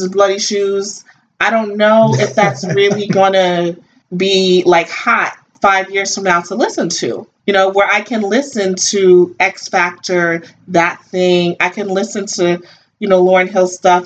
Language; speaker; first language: English; native; English